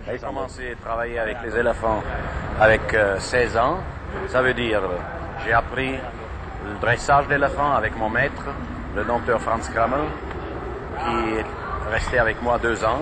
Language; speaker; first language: French; non-native, fluent; German